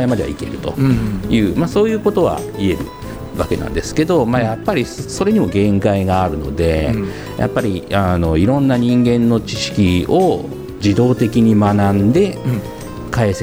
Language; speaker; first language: Japanese; native; Japanese